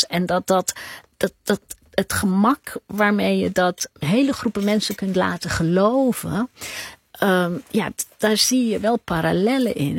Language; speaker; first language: Dutch; native; Dutch